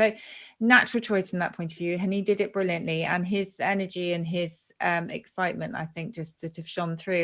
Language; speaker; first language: English; native; English